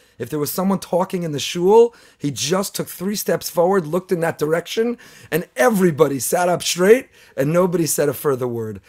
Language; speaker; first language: English; native; English